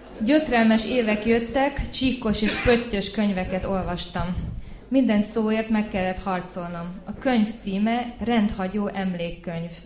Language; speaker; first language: Hungarian; early bilingual, heritage; Hungarian